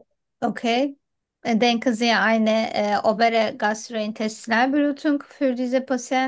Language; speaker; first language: German; non-native, learner; Turkish